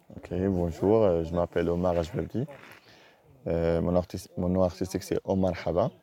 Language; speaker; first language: French; non-native, local second language; Arabic